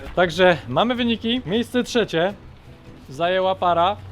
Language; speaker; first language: Polish; native; Polish